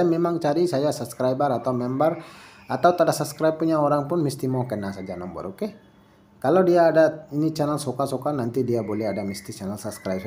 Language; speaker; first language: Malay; non-native, learner; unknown